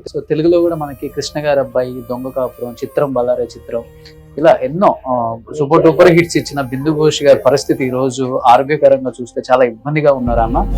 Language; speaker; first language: Telugu; native; Telugu